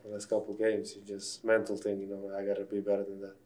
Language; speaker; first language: English; non-native, fluent; Slovenian